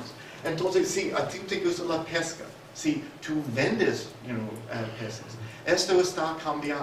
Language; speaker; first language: Spanish; non-native, fluent; English